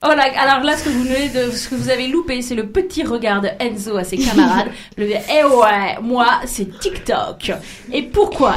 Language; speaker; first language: French; native; French